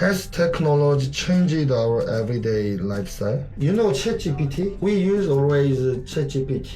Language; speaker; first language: English; non-native, learner; Korean